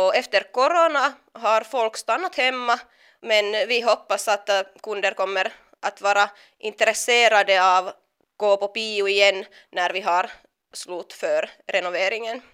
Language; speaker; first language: Swedish; non-native, local second language; Finnish